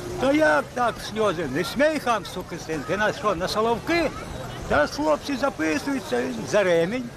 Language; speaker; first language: Ukrainian; native; Ukrainian